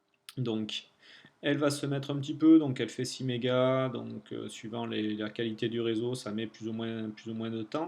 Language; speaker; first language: French; native; French